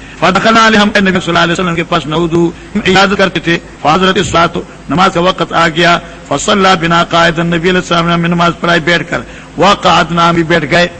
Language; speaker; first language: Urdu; non-native, local second language; Northern Hindko